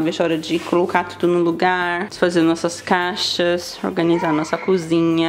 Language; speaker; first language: Portuguese; native; Portuguese